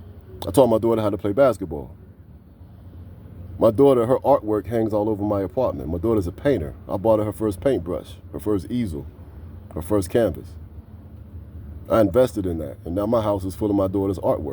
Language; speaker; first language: English; native; English